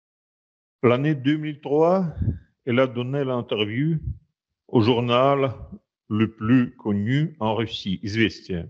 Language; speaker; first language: French; non-native, fluent; Russian